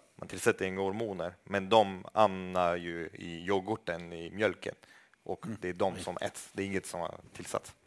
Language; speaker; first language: Swedish; non-native, fluent; French